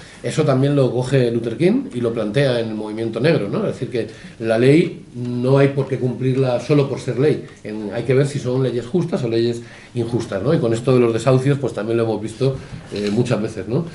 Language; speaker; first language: Spanish; native; Spanish